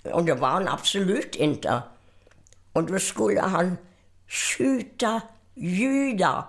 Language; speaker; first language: Swedish; non-native, fluent; German